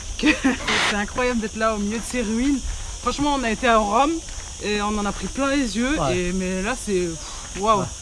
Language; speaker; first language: French; early bilingual, other home language; Arabic